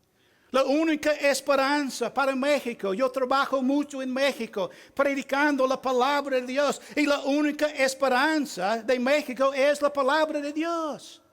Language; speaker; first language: Spanish; non-native, fluent; English